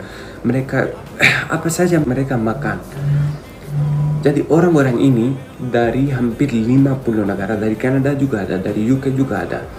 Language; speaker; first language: Indonesian; non-native, fluent; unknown